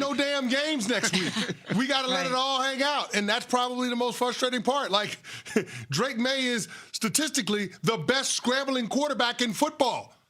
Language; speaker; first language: English; native; English